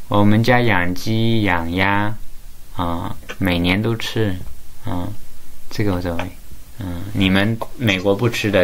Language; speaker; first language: Chinese; native; Chinese